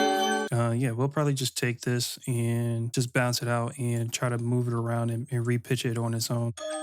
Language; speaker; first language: English; native; English